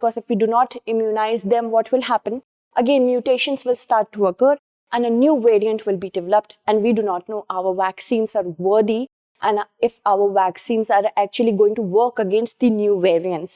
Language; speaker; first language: English; non-native, local second language; Hindi